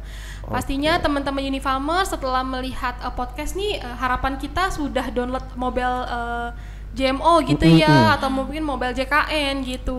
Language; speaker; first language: Indonesian; native; Indonesian